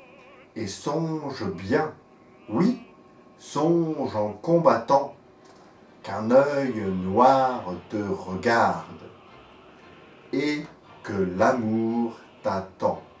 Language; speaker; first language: French; native; French